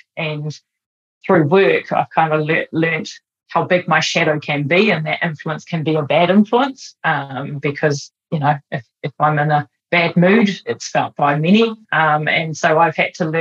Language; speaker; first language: English; native; English